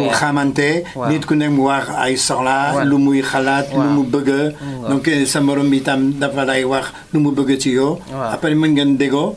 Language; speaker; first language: Wolof; non-native, fluent; French